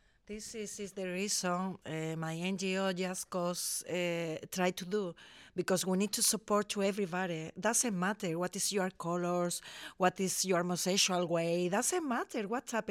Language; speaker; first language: English; non-native, learner; Spanish